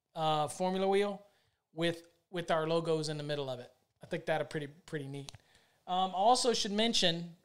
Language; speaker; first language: English; native; English